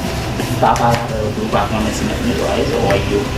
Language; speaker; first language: French; non-native, learner; Haitian Creole